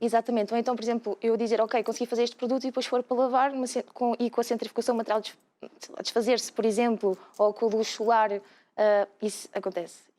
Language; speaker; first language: Portuguese; native; Portuguese